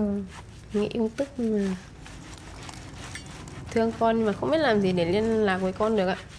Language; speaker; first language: Vietnamese; native; Vietnamese